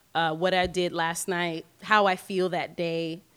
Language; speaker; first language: English; native; English